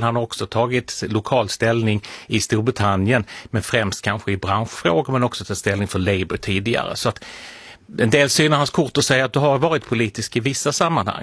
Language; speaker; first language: Swedish; native; Swedish